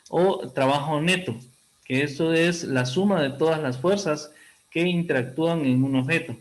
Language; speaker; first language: Spanish; native; Spanish